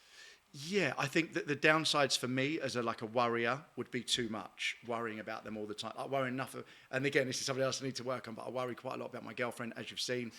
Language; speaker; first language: English; native; English